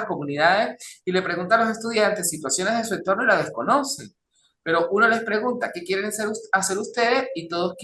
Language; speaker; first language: Spanish; native; Spanish